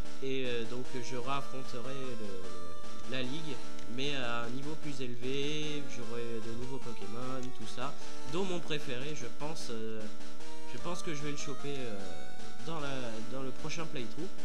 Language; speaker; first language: French; native; French